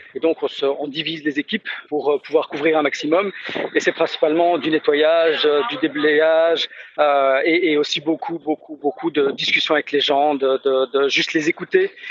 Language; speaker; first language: French; native; French